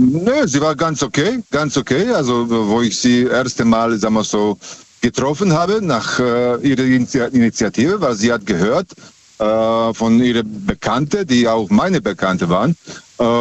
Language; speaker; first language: German; native; German